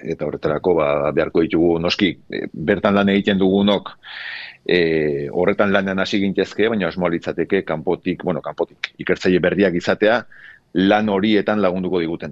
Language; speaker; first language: Basque; native; Basque